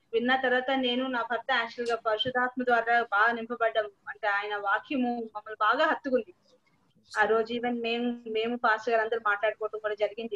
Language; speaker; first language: Telugu; native; Telugu